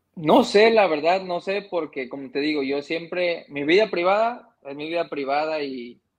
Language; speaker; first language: Spanish; early bilingual, heritage; Spanish